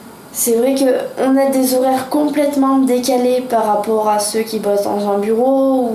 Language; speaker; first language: French; native; French